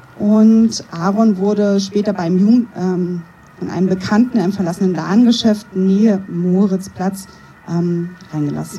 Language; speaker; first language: German; native; German